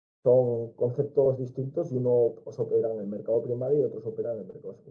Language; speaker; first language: Spanish; native; Spanish